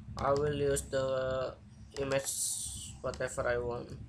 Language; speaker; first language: English; non-native, learner; Indonesian